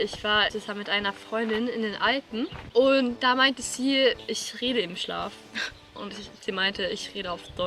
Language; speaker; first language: German; non-native, fluent; Swedish